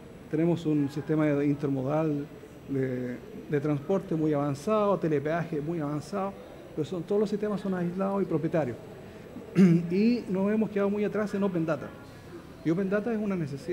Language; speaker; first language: Spanish; native; Spanish